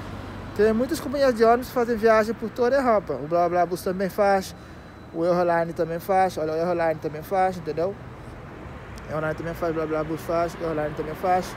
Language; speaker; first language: Portuguese; non-native, local second language; Kabuverdianu